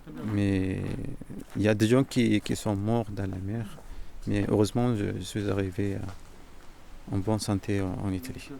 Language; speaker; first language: French; non-native, fluent; Arabic